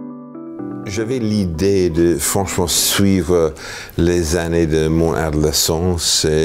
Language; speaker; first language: French; non-native, fluent; English